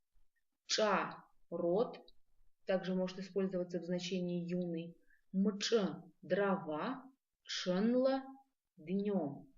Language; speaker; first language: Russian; non-native, local second language; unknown